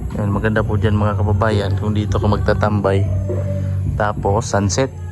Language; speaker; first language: Filipino; non-native, local second language; Cebuano